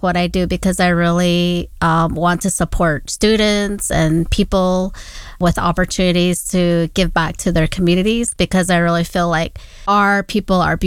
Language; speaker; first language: English; non-native, local second language; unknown